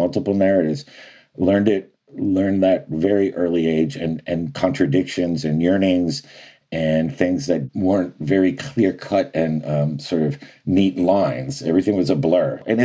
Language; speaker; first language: English; native; English